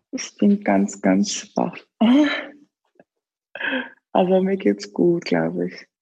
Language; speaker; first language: German; early bilingual, other home language; Japanese